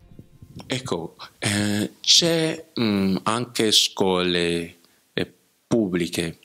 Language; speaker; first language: Italian; non-native, learner; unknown